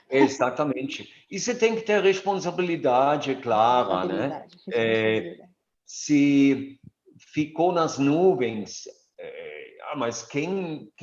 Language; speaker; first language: Portuguese; non-native, fluent; German